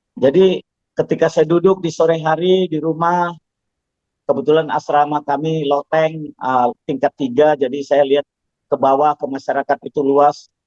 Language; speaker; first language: Indonesian; non-native, local second language; Javanese